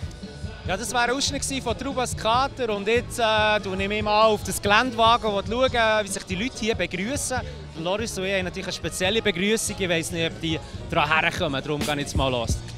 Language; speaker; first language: German; native; German